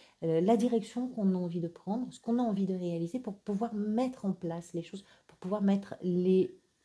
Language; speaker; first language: French; native; French